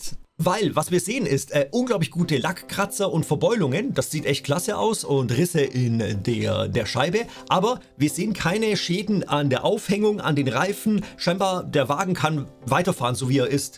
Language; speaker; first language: German; native; German